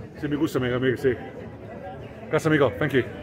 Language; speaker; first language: Spanish; non-native, learner; English